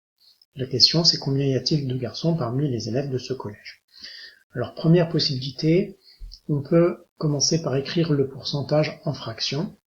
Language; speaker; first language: French; native; French